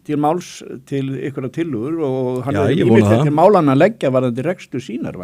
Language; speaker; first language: Icelandic; native; Icelandic